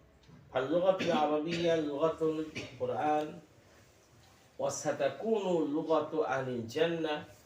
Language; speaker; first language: Arabic; non-native, fluent; Bangla